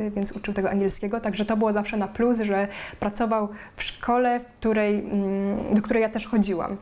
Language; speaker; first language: Polish; native; Polish